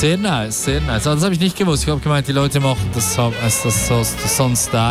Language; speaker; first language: German; native; German